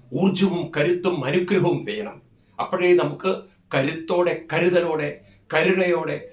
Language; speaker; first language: Malayalam; native; Malayalam